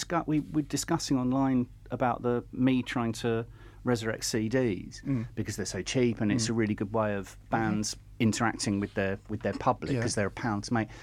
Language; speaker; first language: English; native; English